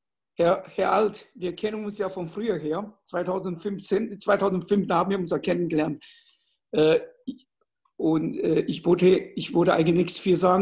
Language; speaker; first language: German; non-native, fluent; Chinese